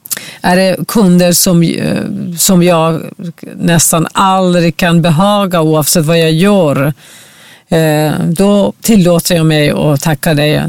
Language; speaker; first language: Swedish; non-native, fluent; Persian